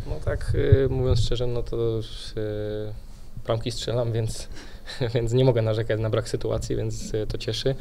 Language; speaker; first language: Polish; native; Polish